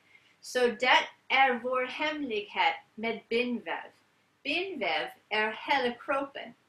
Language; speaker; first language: Swedish; non-native, learner; English